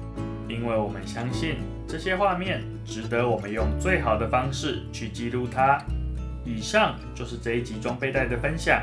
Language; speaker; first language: Chinese; native; Chinese